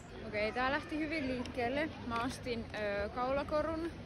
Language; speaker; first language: Finnish; native; Finnish